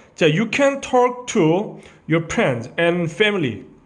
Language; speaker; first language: English; non-native, fluent; Korean